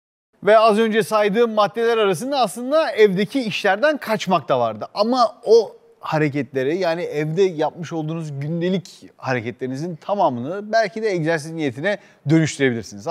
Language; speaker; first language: Turkish; native; Turkish